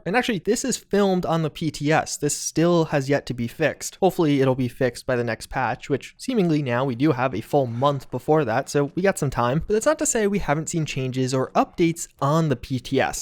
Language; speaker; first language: English; native; English